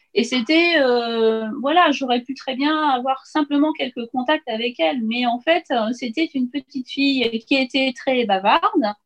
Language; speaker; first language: French; native; French